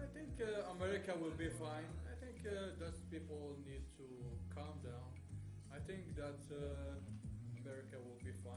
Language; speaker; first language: English; non-native, fluent; Arabic